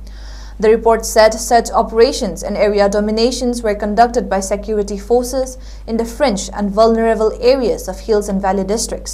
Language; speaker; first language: English; non-native, local second language; Manipuri